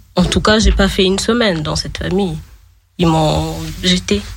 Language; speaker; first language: French; non-native, local second language; Lingala